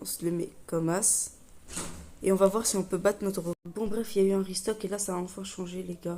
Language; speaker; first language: French; native; French